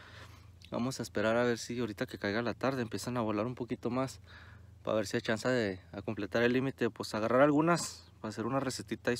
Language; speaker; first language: Spanish; native; Spanish